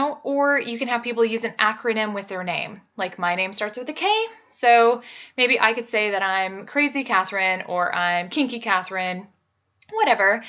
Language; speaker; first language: English; native; English